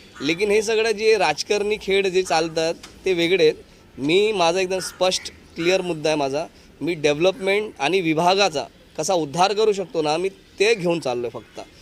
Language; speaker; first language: Marathi; non-native, local second language; Hindi